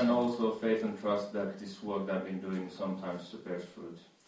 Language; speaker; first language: English; non-native, fluent; Finnish